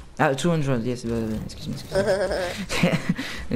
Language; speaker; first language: English; non-native, learner; French